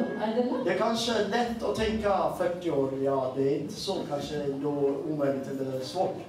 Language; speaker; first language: Swedish; non-native, fluent; Amharic